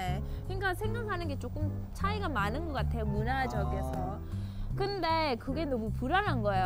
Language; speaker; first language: Korean; early bilingual, heritage; English